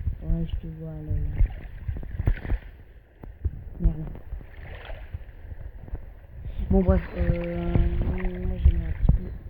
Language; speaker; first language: French; native; French